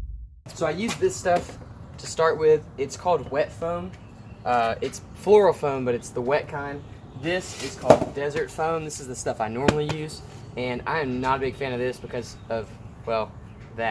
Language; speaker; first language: English; native; English